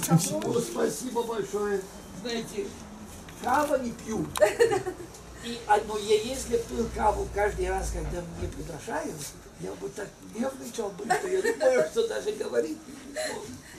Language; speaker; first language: Russian; non-native, fluent; Italian